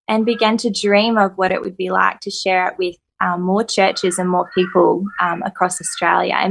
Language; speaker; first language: English; native; English